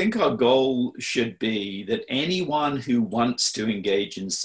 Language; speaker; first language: English; native; English